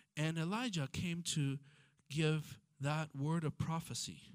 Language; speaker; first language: English; non-native, fluent; Amharic